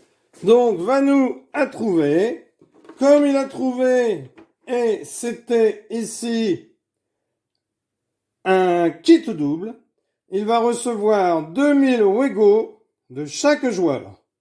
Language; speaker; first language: French; native; French